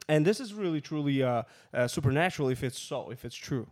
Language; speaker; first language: English; non-native, fluent; Russian